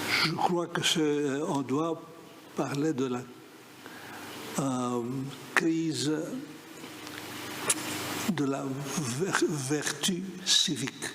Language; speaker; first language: French; non-native, fluent; Greek